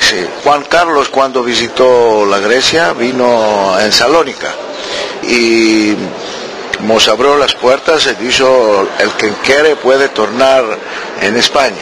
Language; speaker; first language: Spanish; early bilingual, heritage; Ladino